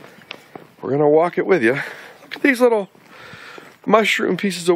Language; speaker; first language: English; native; English